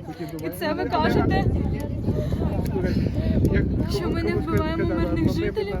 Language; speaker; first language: Ukrainian; native; Ukrainian